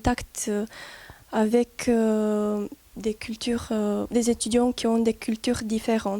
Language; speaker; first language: French; non-native, fluent; Romanian